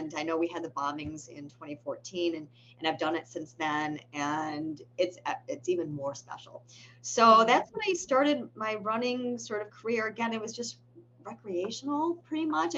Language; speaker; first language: English; native; English